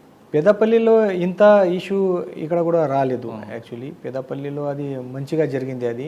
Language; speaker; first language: Telugu; non-native, fluent; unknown